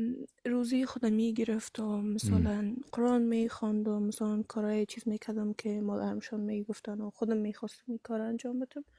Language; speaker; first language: Persian; early bilingual, heritage; Persian